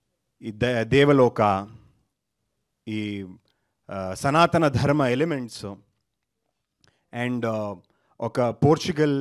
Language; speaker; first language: Telugu; non-native, learner; Kannada